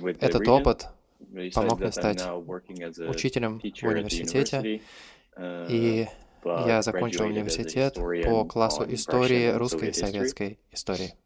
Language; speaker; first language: Russian; non-native, fluent; English